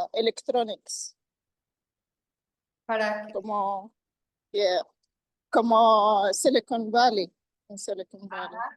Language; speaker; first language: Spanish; non-native, learner; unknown